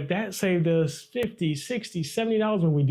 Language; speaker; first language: English; native; English